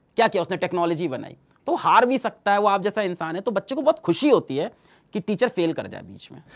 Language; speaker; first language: Hindi; native; Hindi